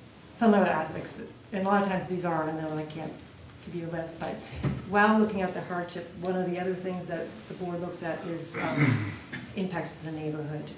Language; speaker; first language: English; native; English